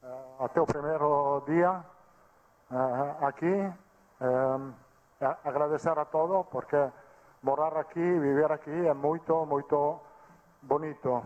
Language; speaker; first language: Portuguese; non-native, fluent; Italian